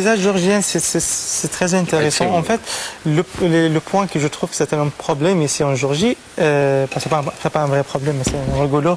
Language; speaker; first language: French; non-native, fluent; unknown